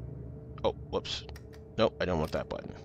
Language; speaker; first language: English; native; English